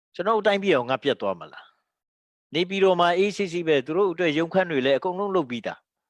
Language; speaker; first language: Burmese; non-native, local second language; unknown